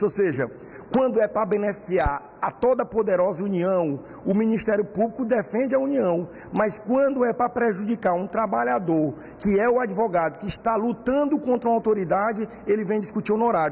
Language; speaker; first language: Portuguese; native; Portuguese